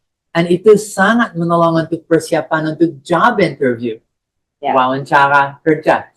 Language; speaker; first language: Indonesian; non-native, fluent; English